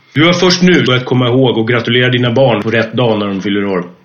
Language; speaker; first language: Swedish; native; Swedish